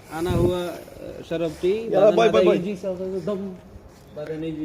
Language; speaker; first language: Arabic; non-native, learner; Bangla